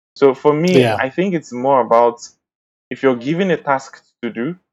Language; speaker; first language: English; non-native, local second language; Bini